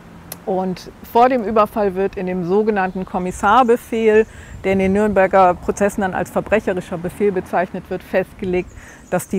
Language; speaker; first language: German; native; German